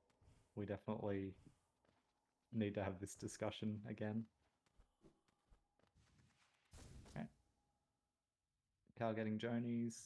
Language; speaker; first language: English; native; English